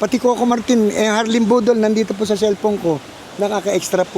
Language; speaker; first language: Filipino; native; Filipino